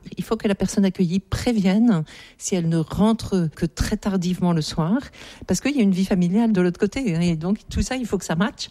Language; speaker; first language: French; native; French